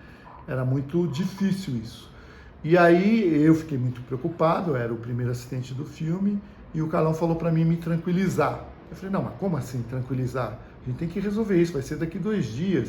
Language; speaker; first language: Portuguese; native; Portuguese